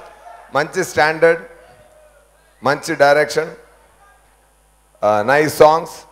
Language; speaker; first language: Telugu; non-native, fluent; Tamil